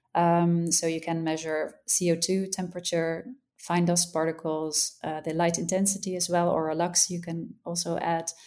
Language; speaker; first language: English; non-native, fluent; Dutch